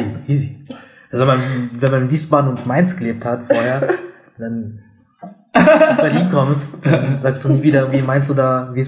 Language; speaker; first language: German; native; German